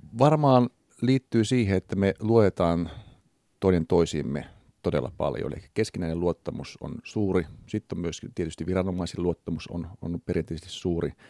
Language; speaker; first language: Finnish; native; Finnish